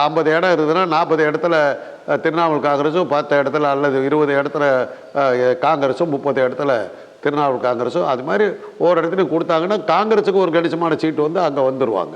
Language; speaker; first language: Tamil; native; Tamil